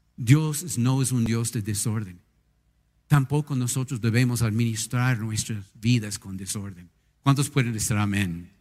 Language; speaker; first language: Spanish; non-native, fluent; English